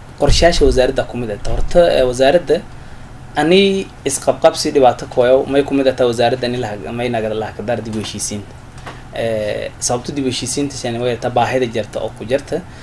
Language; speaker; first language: Somali; non-native, local second language; Maithili